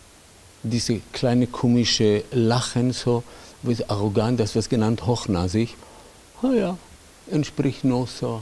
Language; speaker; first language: German; non-native, fluent; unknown